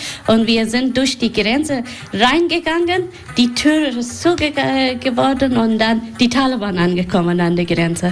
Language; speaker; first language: German; non-native, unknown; Persian